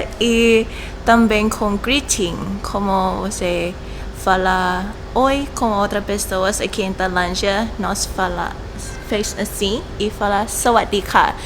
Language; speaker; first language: Portuguese; non-native, learner; Thai